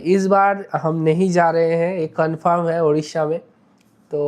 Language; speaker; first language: Hindi; non-native, local second language; Bangla